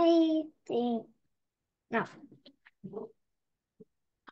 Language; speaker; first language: English; non-native, learner; Korean